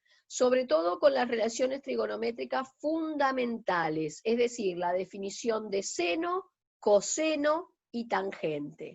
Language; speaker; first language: Spanish; native; Spanish